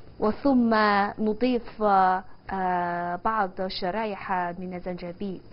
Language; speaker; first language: Arabic; non-native, fluent; Chinese